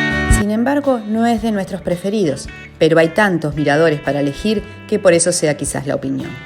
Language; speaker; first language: Spanish; native; Spanish